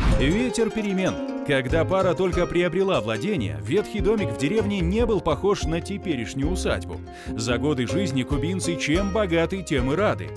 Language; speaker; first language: Russian; native; Russian